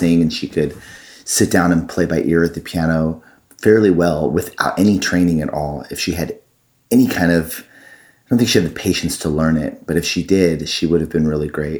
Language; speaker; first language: English; native; English